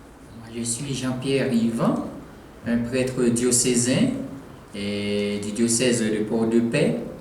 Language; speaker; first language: French; non-native, local second language; Haitian Creole